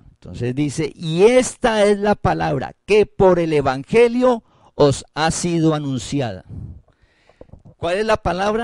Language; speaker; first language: Spanish; native; Spanish